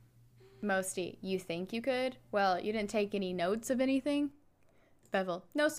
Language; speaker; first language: English; native; English